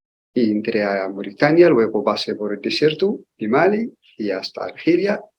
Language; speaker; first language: Spanish; non-native, learner; Arabic